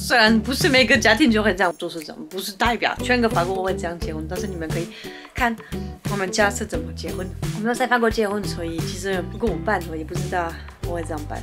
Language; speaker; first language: Chinese; non-native, fluent; French